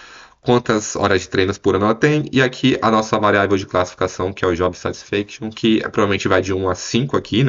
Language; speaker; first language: Portuguese; native; Portuguese